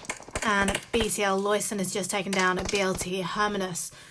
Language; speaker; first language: English; native; English